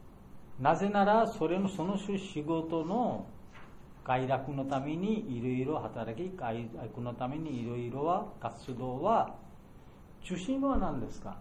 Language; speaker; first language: Japanese; non-native, learner; Bangla